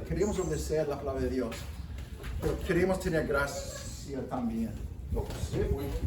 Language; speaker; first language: Spanish; non-native, fluent; English